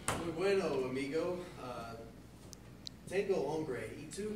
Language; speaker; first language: Spanish; non-native, learner; English